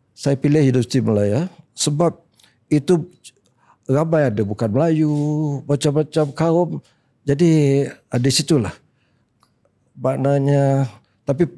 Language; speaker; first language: Malay; native; Malay